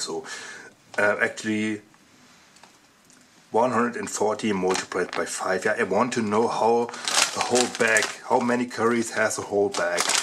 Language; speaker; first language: English; non-native, fluent; German